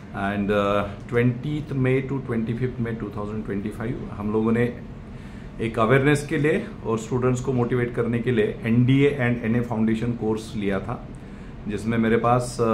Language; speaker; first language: Hindi; non-native, local second language; Marathi